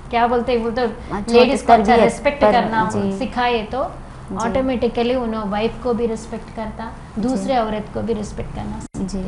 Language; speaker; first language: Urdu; non-native, local second language; Telugu